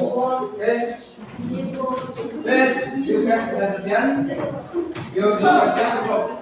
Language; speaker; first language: English; non-native, learner; Indonesian